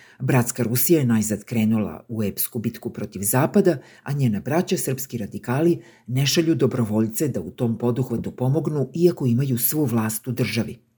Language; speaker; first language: Serbian; native; Serbian